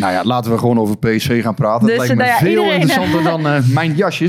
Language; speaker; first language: Dutch; native; Dutch